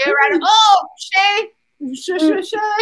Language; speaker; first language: Chinese; non-native, learner; English